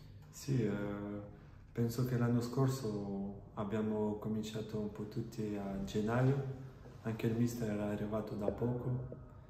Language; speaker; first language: Italian; non-native, fluent; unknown